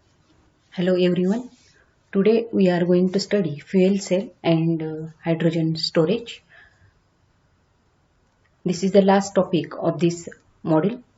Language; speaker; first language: English; non-native, local second language; Marathi